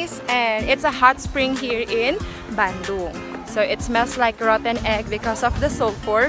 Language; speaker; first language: English; non-native, local second language; Filipino